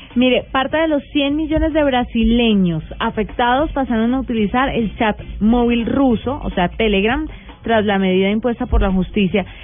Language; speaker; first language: Spanish; native; Spanish